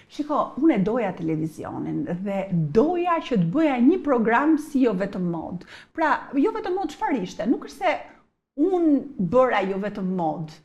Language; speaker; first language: Albanian; early bilingual, heritage; Albanian